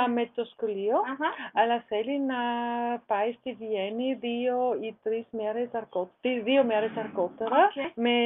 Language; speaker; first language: Greek; non-native, learner; German